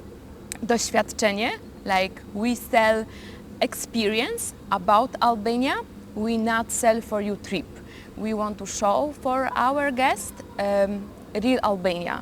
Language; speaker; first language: English; non-native, learner; Polish